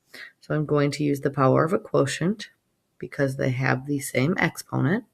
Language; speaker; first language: English; native; English